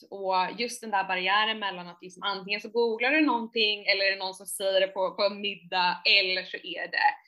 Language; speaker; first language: Swedish; native; Swedish